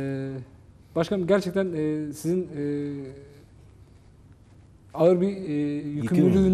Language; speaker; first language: Turkish; native; Turkish